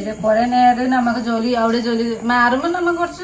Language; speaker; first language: Malayalam; non-native, fluent; Nepali